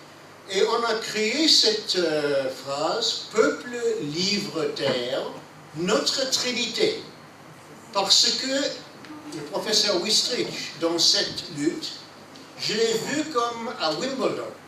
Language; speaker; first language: French; non-native, fluent; English